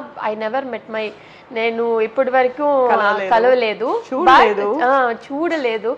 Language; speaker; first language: Telugu; non-native, local second language; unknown